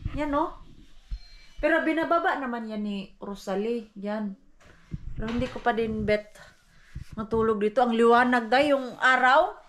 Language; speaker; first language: Filipino; native; Filipino